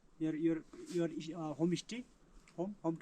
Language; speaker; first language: English; non-native, learner; Nepali